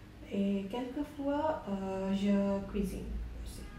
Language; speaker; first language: French; non-native, learner; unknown